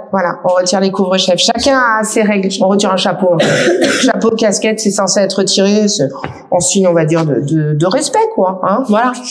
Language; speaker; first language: French; native; French